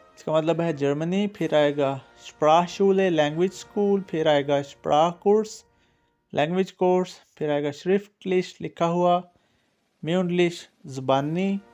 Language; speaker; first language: Urdu; native; Urdu